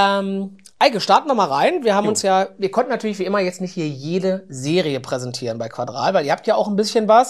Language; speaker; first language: German; native; German